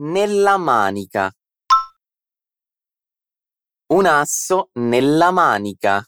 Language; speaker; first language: Italian; non-native, fluent; Portuguese